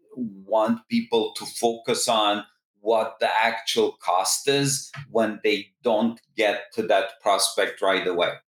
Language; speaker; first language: English; non-native, fluent; Turkish